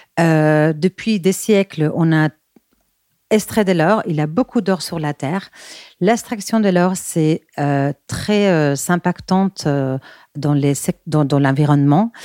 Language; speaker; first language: French; non-native, fluent; Spanish